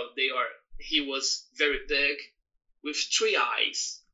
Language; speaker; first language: English; non-native, learner; Portuguese